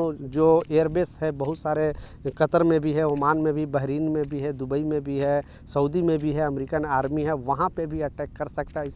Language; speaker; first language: Hindi; native; Hindi